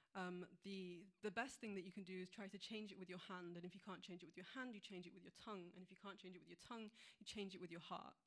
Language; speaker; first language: English; native; English